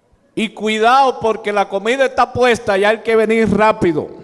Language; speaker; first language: Spanish; native; Spanish